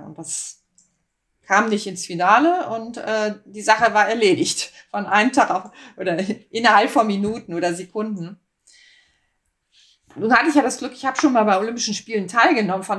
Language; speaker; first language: German; native; German